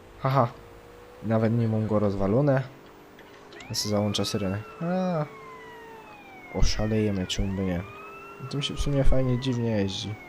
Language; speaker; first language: Polish; native; Polish